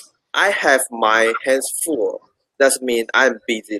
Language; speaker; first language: English; non-native, learner; Chinese